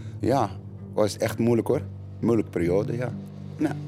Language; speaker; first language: Dutch; non-native, learner; Arabic